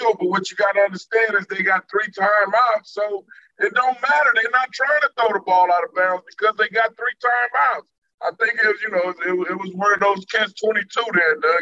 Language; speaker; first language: English; native; English